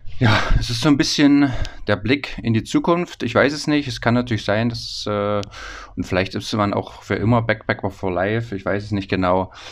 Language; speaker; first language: German; native; German